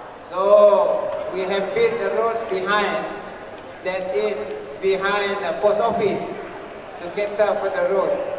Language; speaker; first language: English; non-native, local second language; Malay